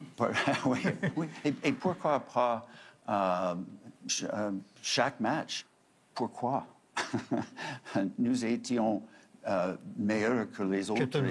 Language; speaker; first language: French; non-native, fluent; English